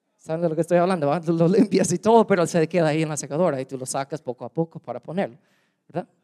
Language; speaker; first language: Spanish; non-native, fluent; English